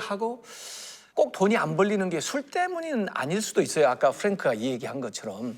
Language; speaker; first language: Korean; native; Korean